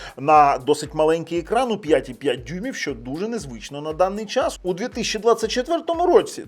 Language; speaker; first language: Ukrainian; non-native, local second language; Russian